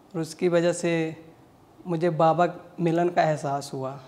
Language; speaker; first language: Hindi; native; Hindi